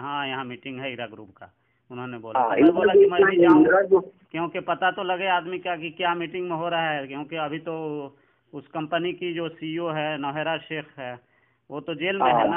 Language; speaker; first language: Hindi; native; Hindi